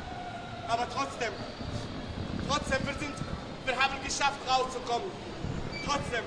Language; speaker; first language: German; non-native, learner; Arabic